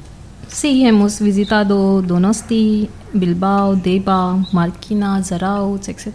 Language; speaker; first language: Spanish; non-native, learner; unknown